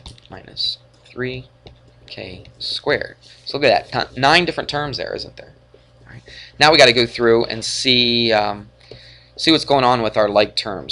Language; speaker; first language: English; native; English